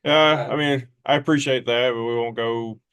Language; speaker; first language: English; native; English